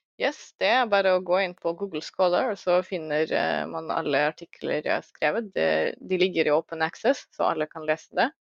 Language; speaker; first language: Norwegian; non-native, fluent; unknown